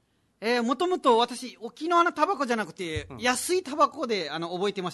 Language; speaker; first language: Japanese; non-native, fluent; Nepali